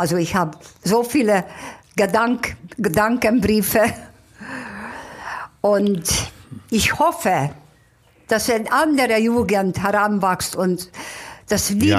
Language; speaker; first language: German; non-native, fluent; Hungarian